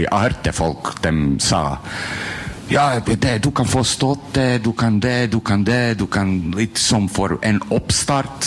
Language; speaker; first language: Norwegian; non-native, learner; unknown